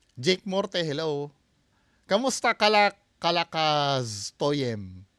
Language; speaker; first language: Filipino; native; Filipino